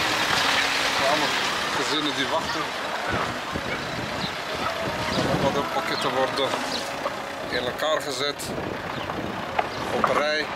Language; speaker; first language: Dutch; early bilingual, other home language; Arabic